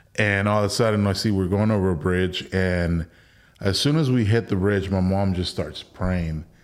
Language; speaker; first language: English; early bilingual, other home language; Spanish